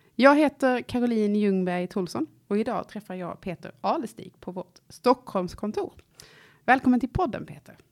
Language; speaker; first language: Swedish; native; Swedish